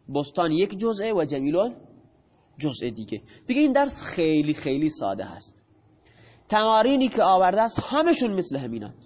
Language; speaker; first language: Persian; non-native, local second language; Baluchi